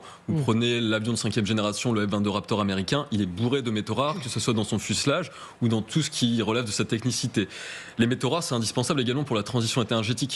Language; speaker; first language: French; native; French